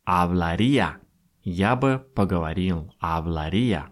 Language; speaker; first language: Spanish; non-native, fluent; Russian